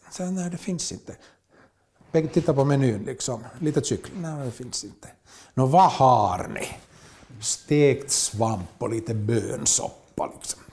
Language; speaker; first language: Swedish; native; Swedish